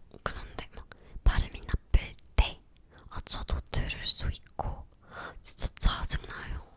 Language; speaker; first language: Korean; non-native, learner; English